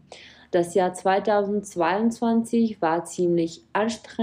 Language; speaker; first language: German; non-native, fluent; Czech